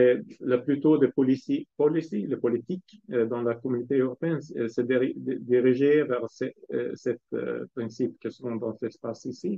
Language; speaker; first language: French; non-native, fluent; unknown